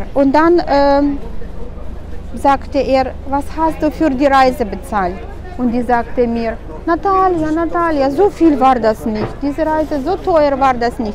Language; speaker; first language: German; non-native, fluent; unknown